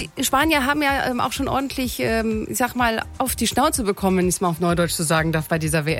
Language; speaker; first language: German; native; German